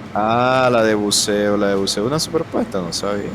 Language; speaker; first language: Spanish; native; Spanish